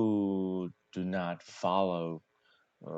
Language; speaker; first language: English; non-native, learner; Korean